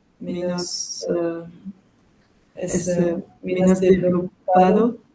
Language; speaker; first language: Spanish; non-native, learner; French